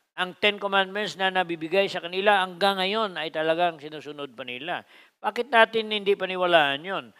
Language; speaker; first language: Filipino; non-native, local second language; Cebuano